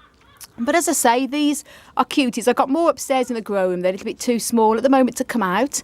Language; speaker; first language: English; native; English